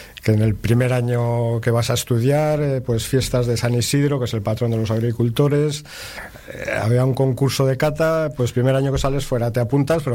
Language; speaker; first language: Spanish; native; Spanish